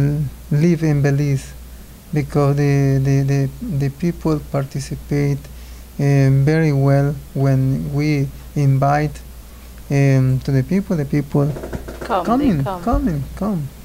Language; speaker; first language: English; non-native, learner; Spanish